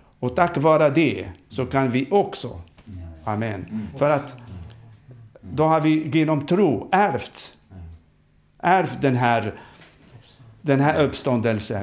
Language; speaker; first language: Swedish; non-native, fluent; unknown